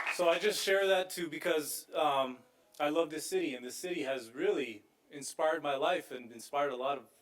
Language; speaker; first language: English; native; English